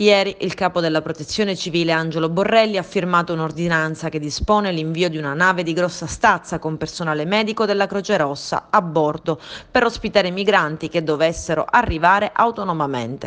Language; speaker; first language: Italian; native; Italian